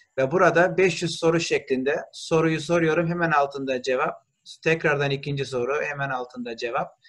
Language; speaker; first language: Turkish; early bilingual, heritage; Turkish